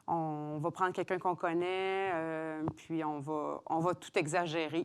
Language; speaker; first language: French; native; French